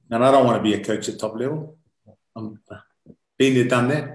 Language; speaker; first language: English; native; English